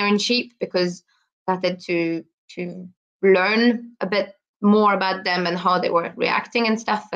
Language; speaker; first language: English; non-native, fluent; French